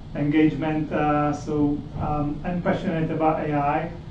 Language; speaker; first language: English; non-native, fluent; Czech